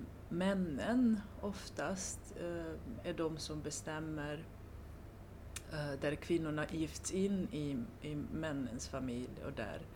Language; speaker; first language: Swedish; non-native, fluent; Romanian